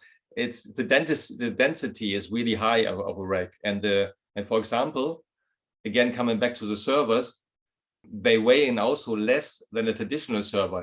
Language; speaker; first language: English; non-native, fluent; German